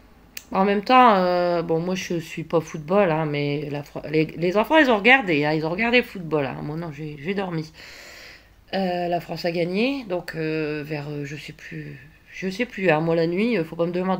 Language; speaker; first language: French; native; French